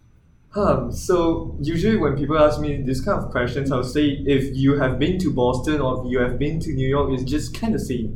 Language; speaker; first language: English; non-native, local second language; Chinese